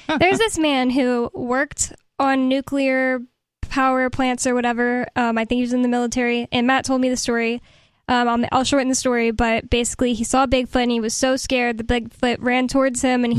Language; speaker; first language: English; native; English